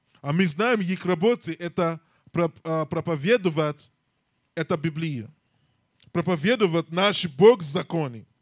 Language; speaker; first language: Russian; non-native, learner; English